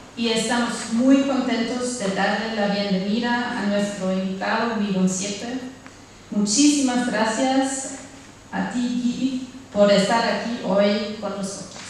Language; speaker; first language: Spanish; non-native, fluent; German